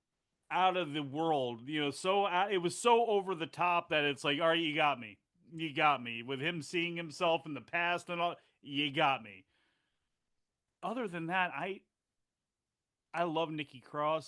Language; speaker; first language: English; native; English